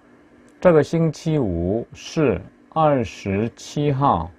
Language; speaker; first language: Chinese; non-native, fluent; Korean